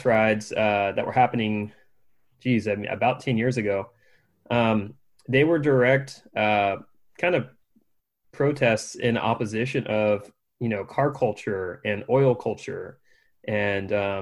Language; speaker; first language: English; native; English